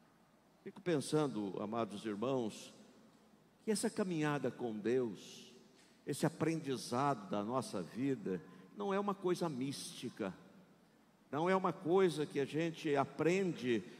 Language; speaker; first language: Portuguese; native; Portuguese